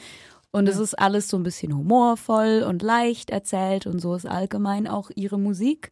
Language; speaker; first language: German; native; German